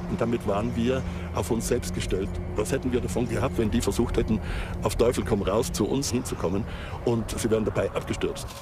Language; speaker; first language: German; native; German